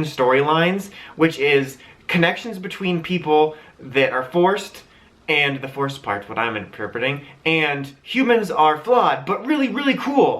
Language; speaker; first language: English; native; English